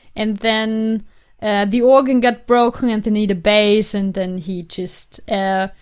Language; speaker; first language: English; non-native, fluent; German